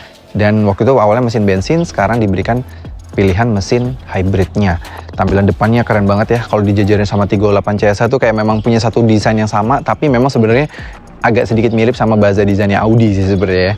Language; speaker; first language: Indonesian; native; Indonesian